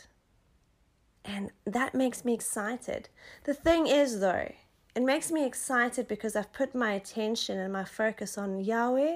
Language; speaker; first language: English; native; English